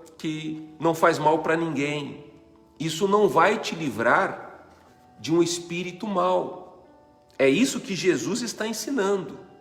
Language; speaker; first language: Portuguese; native; Portuguese